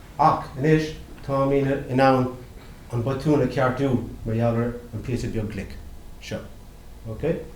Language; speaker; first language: Irish; non-native, local second language; English